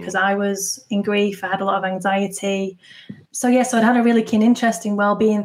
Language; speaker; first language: English; native; English